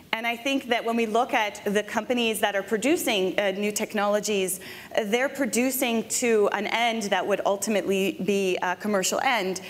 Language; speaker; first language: English; native; English